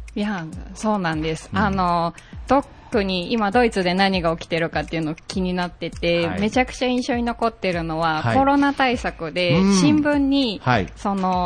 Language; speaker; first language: Japanese; native; Japanese